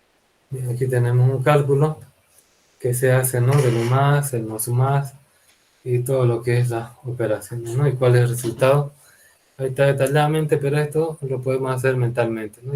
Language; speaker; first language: Spanish; native; Spanish